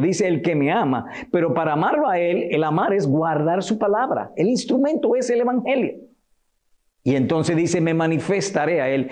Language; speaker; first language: Spanish; native; Spanish